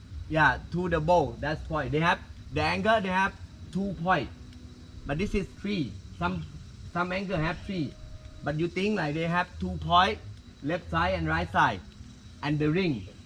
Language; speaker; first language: English; non-native, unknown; Thai